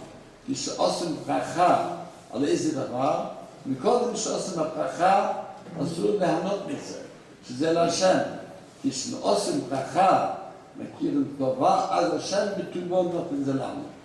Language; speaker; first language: Hebrew; non-native, fluent; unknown